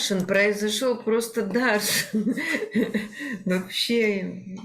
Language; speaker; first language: Russian; native; Russian